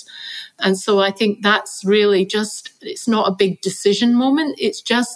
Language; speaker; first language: English; native; English